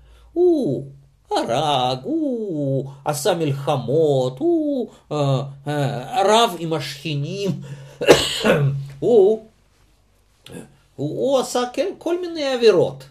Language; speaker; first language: Hebrew; non-native, fluent; Russian